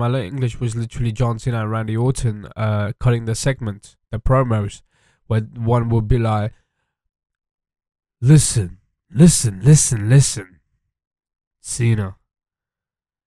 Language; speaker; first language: English; early bilingual, other home language; French